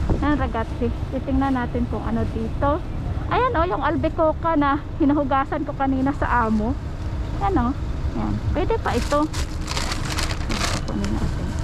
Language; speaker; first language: Filipino; native; Filipino